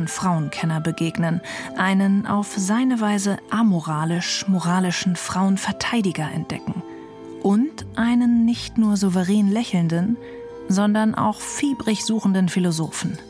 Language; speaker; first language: German; native; German